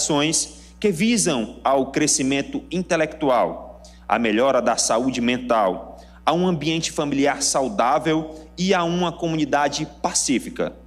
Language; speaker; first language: Portuguese; native; Portuguese